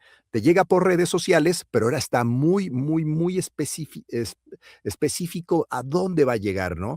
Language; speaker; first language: Spanish; native; Spanish